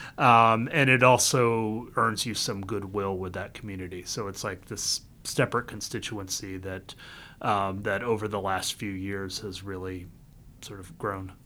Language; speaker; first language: English; early bilingual, other home language; Vietnamese